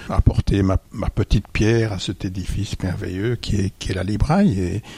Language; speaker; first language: French; native; French